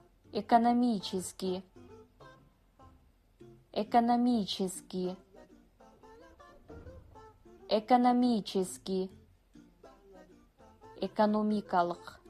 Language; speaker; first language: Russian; non-native, fluent; Kazakh